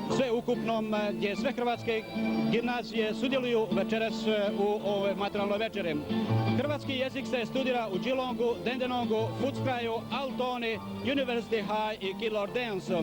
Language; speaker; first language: Croatian; native; Croatian